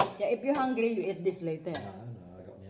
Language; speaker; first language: English; non-native, learner; Filipino